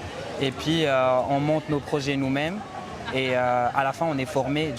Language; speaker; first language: French; non-native, local second language; Arabic